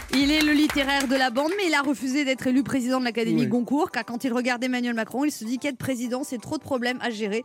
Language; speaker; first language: French; native; French